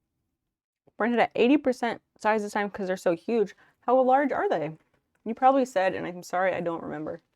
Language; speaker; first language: English; native; English